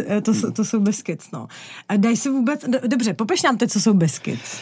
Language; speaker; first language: Czech; native; Czech